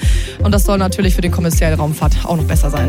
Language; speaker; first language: German; native; German